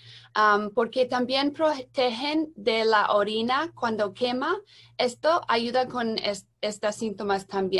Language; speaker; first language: Spanish; non-native, learner; English